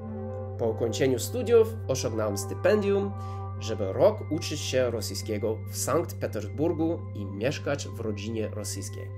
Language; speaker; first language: Polish; non-native, learner; English